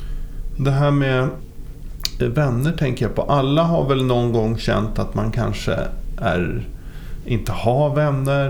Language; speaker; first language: Swedish; native; Swedish